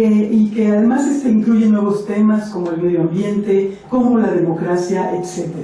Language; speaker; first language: Spanish; native; Spanish